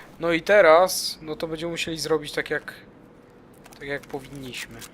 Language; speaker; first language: Polish; native; Polish